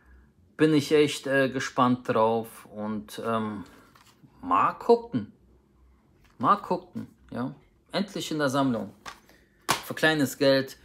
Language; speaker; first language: German; native; German